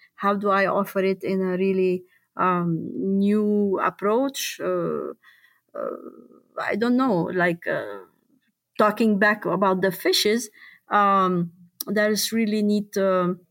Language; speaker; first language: English; non-native, fluent; Arabic